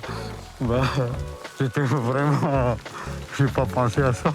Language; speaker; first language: French; non-native, learner; Tamil